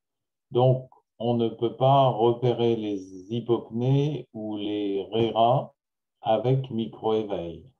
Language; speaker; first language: French; native; French